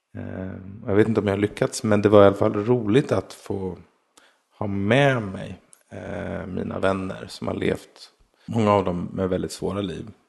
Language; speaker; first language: Swedish; native; Swedish